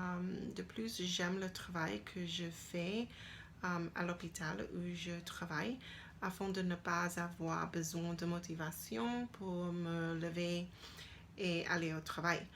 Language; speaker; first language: French; non-native, learner; English